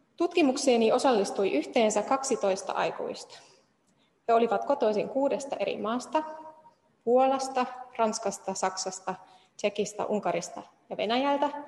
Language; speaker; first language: Finnish; non-native, fluent; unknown